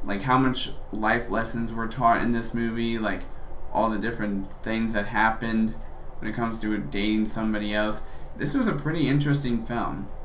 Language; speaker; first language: English; native; English